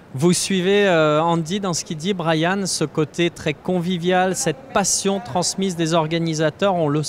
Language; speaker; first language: French; native; French